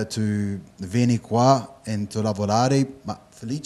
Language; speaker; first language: Italian; non-native, learner; English